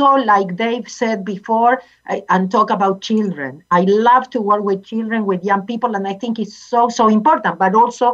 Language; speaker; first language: English; non-native, fluent; Spanish